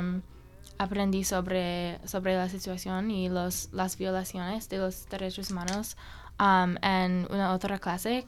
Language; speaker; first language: Spanish; non-native, learner; English